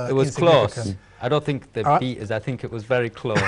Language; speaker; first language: English; native; English